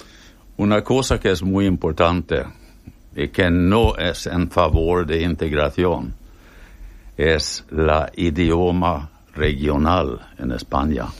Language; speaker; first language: Spanish; non-native, fluent; Swedish